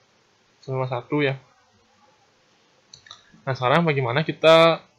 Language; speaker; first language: Indonesian; native; Indonesian